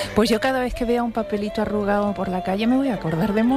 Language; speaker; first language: Spanish; native; Spanish